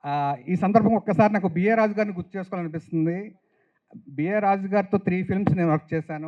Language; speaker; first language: Telugu; native; Telugu